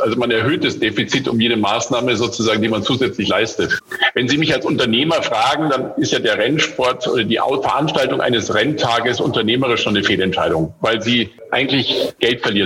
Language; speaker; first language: German; native; German